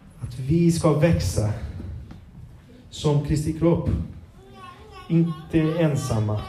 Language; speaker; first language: Swedish; non-native, fluent; Portuguese